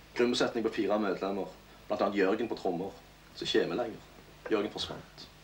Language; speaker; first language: Norwegian; native; Norwegian